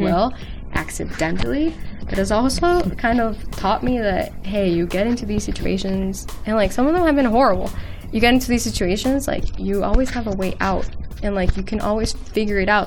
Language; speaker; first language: English; early bilingual, other home language; Spanish